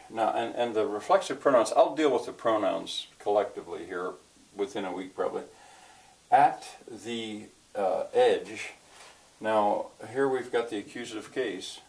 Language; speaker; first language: English; native; English